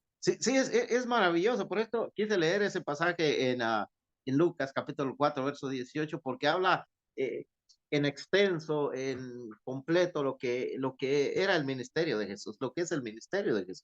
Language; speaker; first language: Spanish; native; Spanish